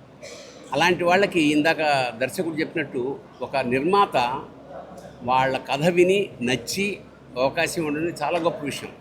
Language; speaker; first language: Telugu; native; Telugu